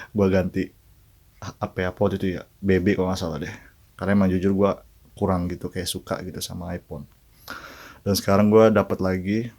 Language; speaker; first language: Indonesian; native; Indonesian